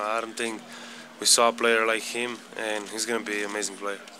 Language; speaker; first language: English; non-native, fluent; Slovenian